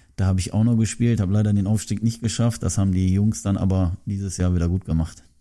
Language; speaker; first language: German; early bilingual, other home language; Turkish